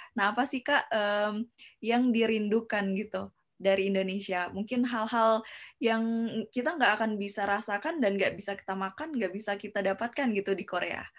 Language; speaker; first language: Indonesian; native; Indonesian